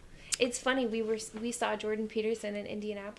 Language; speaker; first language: English; native; English